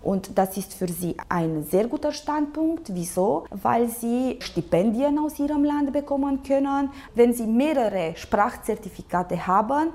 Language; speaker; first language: German; non-native, local second language; Romanian